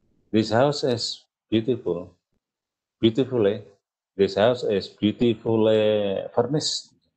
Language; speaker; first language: English; non-native, fluent; Indonesian